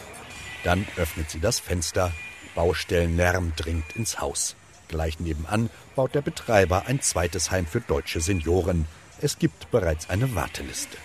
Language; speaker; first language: German; native; German